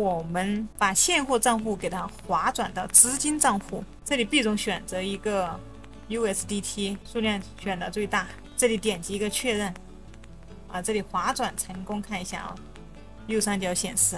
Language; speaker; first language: Chinese; native; Chinese